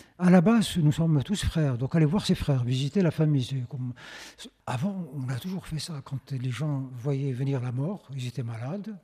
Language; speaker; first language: French; non-native, local second language; Arabic